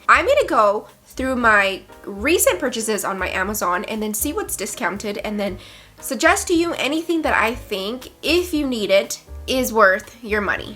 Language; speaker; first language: English; native; English